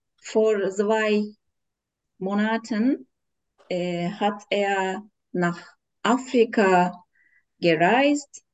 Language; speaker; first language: German; non-native, learner; Turkish